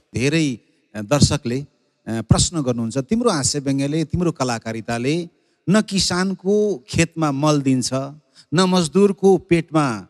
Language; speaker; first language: Nepali; native; Nepali